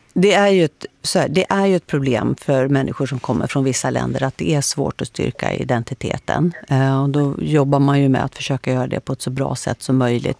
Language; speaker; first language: Swedish; native; Swedish